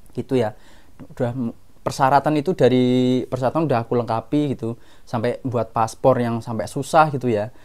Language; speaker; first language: Indonesian; non-native, local second language; Javanese